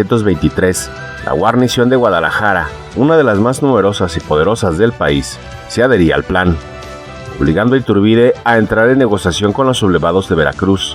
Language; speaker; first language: Spanish; native; Spanish